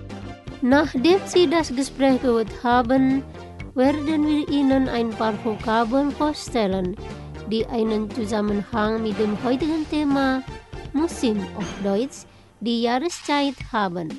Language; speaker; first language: German; non-native, fluent; Indonesian